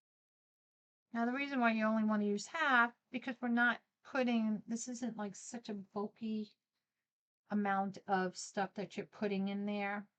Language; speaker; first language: English; native; English